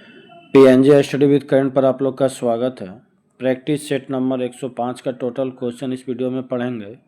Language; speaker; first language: Hindi; native; Hindi